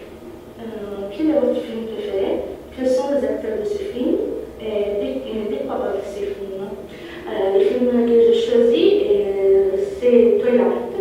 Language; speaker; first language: French; non-native, learner; Italian